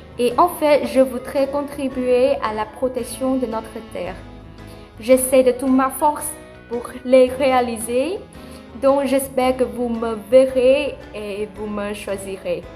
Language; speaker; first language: French; non-native, fluent; Vietnamese